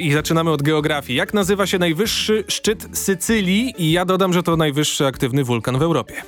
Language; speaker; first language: Polish; native; Polish